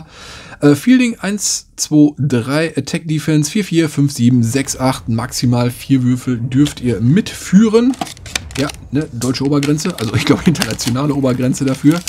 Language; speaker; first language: German; native; German